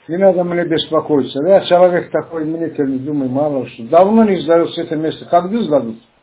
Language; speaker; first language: Russian; non-native, fluent; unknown